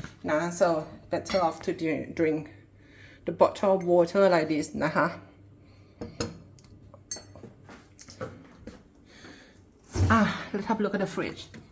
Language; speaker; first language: English; non-native, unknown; Thai